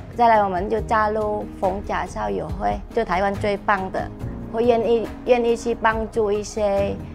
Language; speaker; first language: Chinese; non-native, fluent; Vietnamese